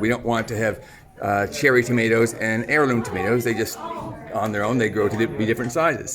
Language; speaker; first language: English; native; English